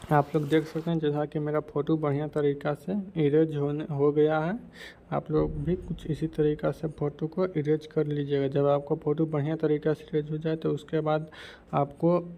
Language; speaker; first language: Hindi; native; Hindi